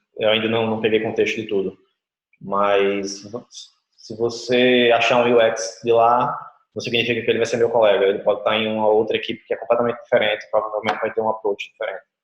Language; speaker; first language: Portuguese; native; Portuguese